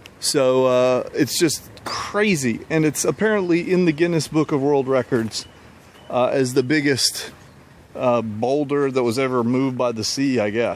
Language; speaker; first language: English; native; English